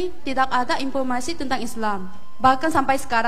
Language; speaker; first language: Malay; non-native, fluent; Korean